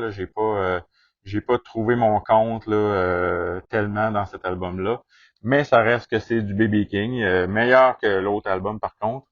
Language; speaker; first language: French; native; French